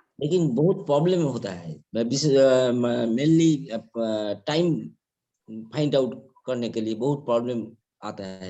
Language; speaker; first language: Hindi; non-native, local second language; Bangla